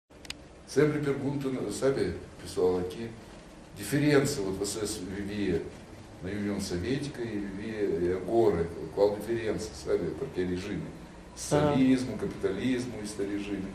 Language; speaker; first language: Portuguese; non-native, learner; Russian